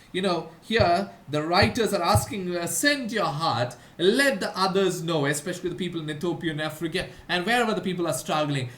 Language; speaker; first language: English; non-native, local second language; Malayalam